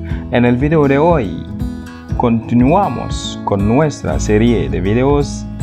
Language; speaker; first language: Spanish; non-native, fluent; Wolof